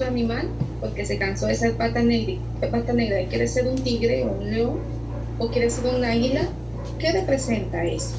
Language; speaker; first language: Spanish; native; Spanish